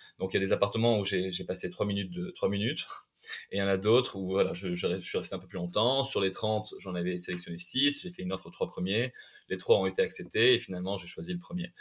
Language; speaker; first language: French; non-native, local second language; Arabic